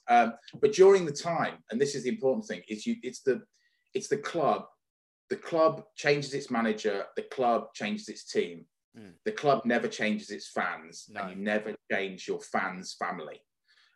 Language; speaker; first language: English; native; English